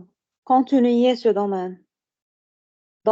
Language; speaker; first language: French; non-native, learner; Arabic